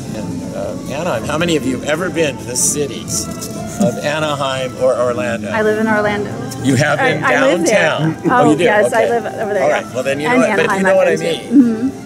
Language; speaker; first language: English; native; English